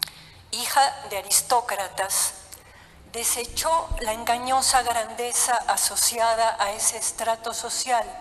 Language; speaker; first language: Spanish; native; Spanish